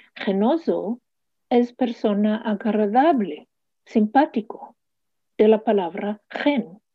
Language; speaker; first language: Spanish; early bilingual, heritage; Hebrew